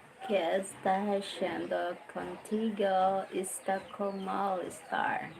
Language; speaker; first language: Spanish; non-native, learner; Filipino